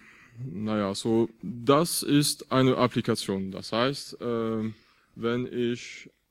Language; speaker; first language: German; non-native, fluent; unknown